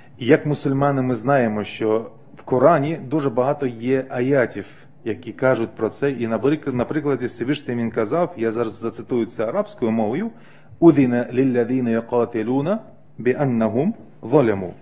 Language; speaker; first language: Ukrainian; non-native, fluent; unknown